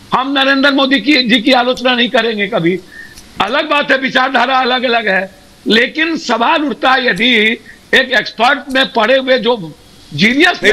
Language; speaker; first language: Hindi; native; Hindi